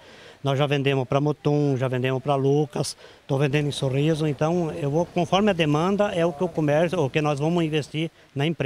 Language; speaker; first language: Portuguese; native; Portuguese